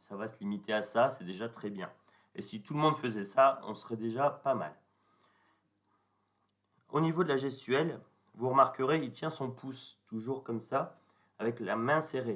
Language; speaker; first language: French; native; French